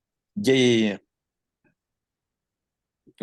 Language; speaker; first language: English; non-native, learner; Spanish